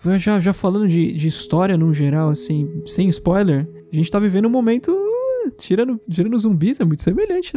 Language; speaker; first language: Portuguese; native; Portuguese